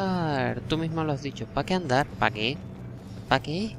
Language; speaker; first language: Spanish; native; Spanish